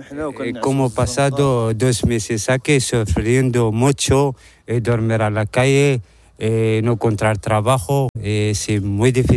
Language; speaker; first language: Spanish; non-native, learner; Arabic